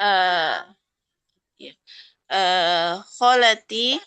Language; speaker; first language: Arabic; non-native, learner; Indonesian